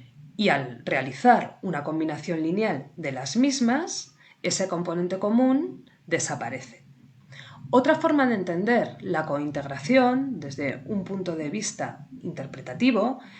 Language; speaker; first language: Spanish; native; Spanish